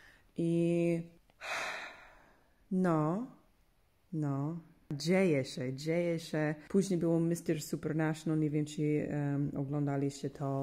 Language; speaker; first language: Polish; non-native, fluent; English